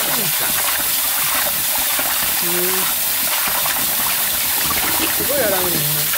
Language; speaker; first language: Japanese; native; Japanese